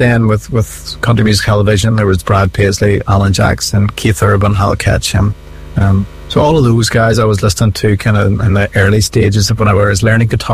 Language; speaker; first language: English; native; English